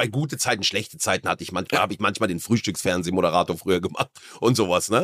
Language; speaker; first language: German; native; German